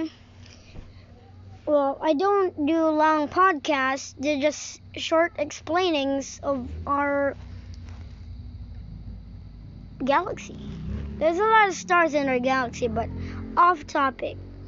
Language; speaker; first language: English; non-native, local second language; Filipino